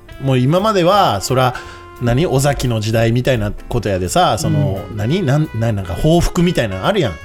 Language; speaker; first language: Japanese; native; Japanese